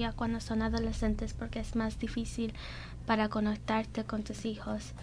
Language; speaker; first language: Spanish; early bilingual, heritage; Spanish